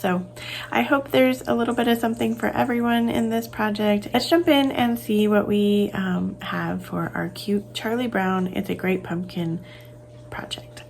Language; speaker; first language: English; native; English